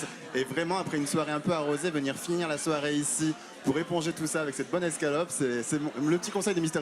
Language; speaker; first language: French; native; French